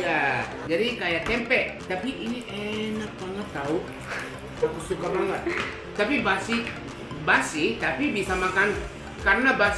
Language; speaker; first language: Indonesian; non-native, fluent; Japanese